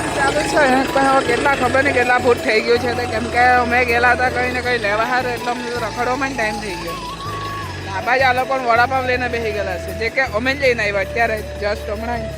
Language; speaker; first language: Gujarati; native; Gujarati